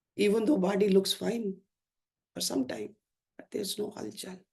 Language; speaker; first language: English; non-native, local second language; Hindi